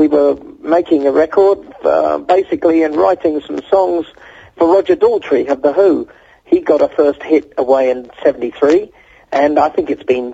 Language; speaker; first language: English; native; English